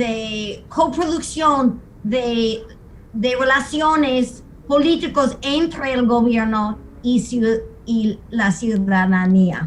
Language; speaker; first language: Spanish; non-native, fluent; English